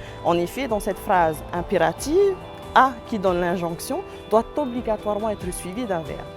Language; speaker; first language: French; native; French